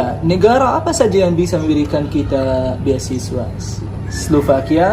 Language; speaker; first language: Indonesian; non-native, fluent; Arabic